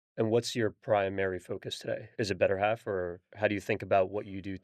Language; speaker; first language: English; native; English